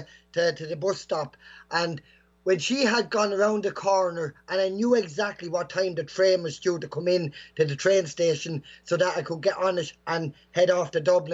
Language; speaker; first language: English; native; English